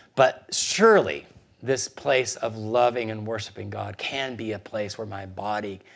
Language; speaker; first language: English; early bilingual, other home language; Spanish